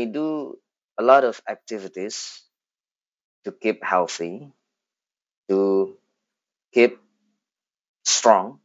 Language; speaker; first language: English; non-native, fluent; Indonesian